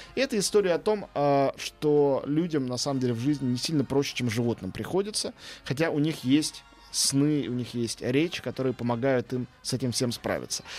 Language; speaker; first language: Russian; native; Russian